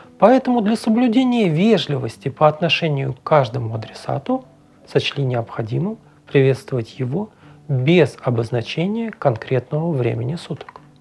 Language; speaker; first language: Russian; native; Russian